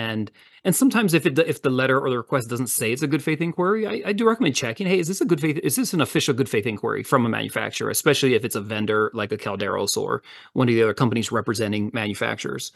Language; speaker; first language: English; native; English